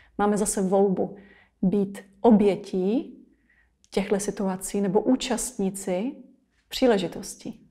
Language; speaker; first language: Czech; native; Czech